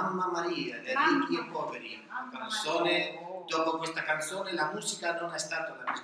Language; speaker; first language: Italian; non-native, learner; Spanish